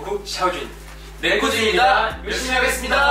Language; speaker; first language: Korean; non-native, fluent; Chinese